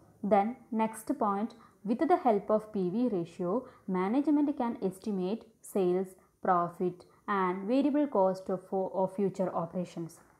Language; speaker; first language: English; non-native, local second language; Malayalam